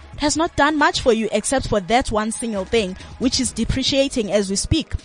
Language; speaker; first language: English; non-native, local second language; Zulu